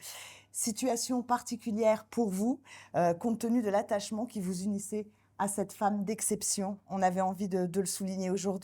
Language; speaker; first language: French; native; French